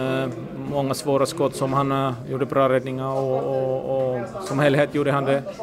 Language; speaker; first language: Swedish; non-native, fluent; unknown